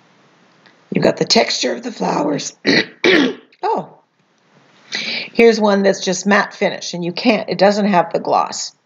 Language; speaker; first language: English; native; English